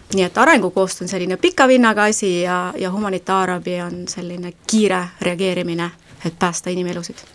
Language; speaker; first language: Estonian; native; Estonian